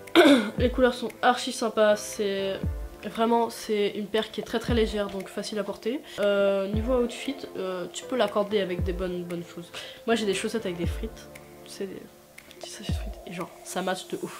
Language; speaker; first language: French; native; French